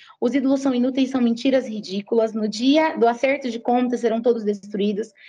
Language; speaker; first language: Portuguese; native; Portuguese